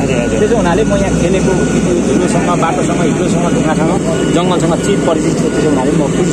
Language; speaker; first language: Nepali; native; Nepali